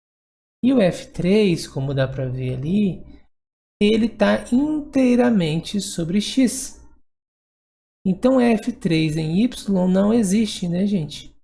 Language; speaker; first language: Portuguese; native; Portuguese